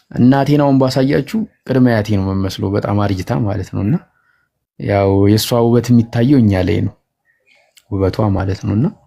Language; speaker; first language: Amharic; native; Amharic